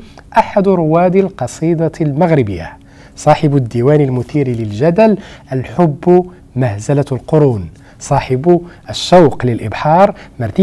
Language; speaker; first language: Arabic; native; Arabic